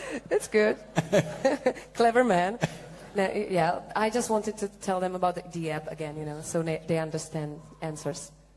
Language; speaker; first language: English; non-native, learner; Czech